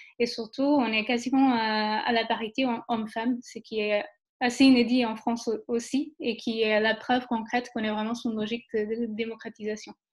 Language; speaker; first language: French; non-native, fluent; Portuguese